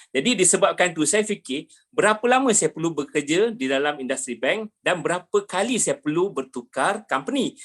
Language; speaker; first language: Malay; native; Malay